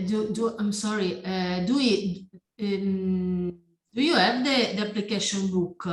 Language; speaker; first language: English; non-native, learner; Italian